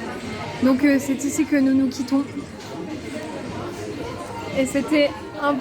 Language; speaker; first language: French; native; French